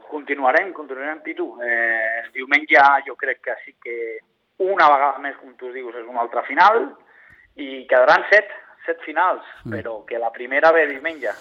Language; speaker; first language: Catalan; native; Catalan